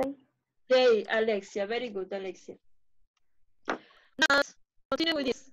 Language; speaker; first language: English; non-native, fluent; Spanish